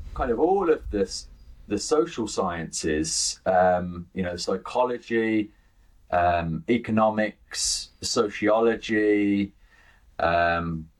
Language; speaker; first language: English; native; English